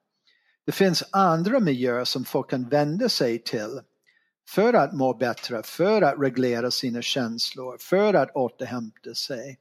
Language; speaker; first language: Swedish; non-native, fluent; English